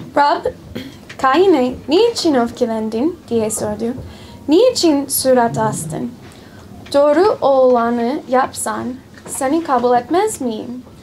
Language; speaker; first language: Turkish; non-native, learner; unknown